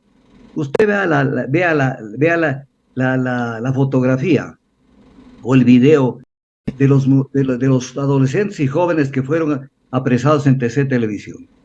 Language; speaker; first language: Spanish; native; Spanish